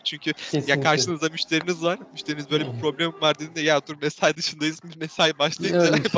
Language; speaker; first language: Turkish; native; Turkish